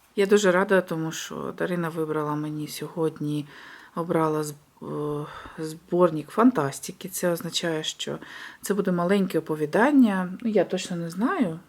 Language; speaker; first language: Ukrainian; native; Ukrainian